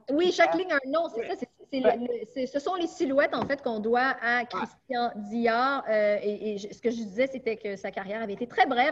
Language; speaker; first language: French; native; French